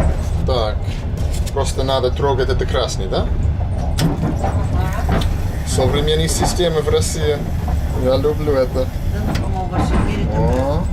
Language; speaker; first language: Russian; non-native, learner; English